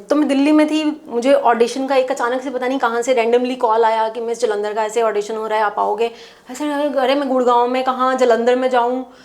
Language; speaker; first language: Hindi; non-native, local second language; Punjabi